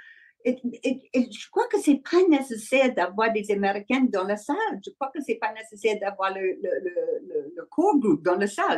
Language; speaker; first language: French; non-native, learner; English